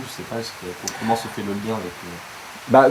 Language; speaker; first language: French; native; French